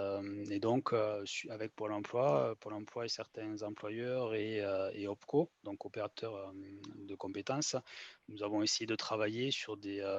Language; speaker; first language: French; native; French